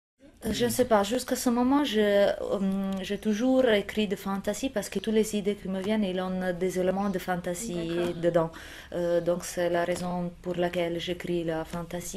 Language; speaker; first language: French; non-native, fluent; Italian